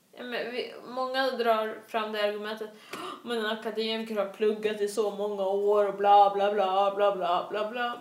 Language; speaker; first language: Swedish; early bilingual, other home language; Russian